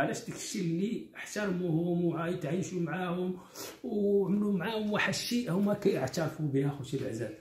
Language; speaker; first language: Arabic; native; Arabic